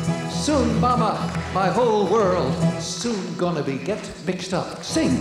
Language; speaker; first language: English; native; English